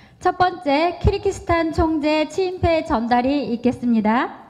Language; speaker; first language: Korean; native; Korean